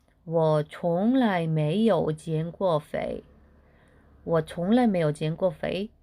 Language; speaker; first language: Chinese; non-native, fluent; Korean